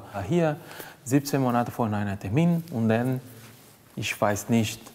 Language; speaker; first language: German; non-native, fluent; Portuguese